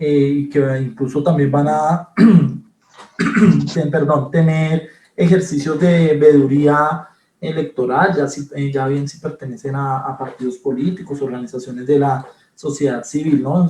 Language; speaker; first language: Spanish; native; Spanish